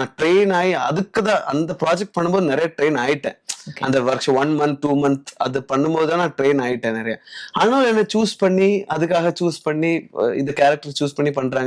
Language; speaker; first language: Tamil; non-native, learner; Malayalam